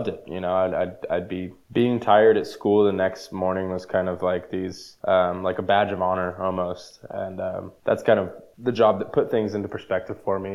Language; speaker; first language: English; native; English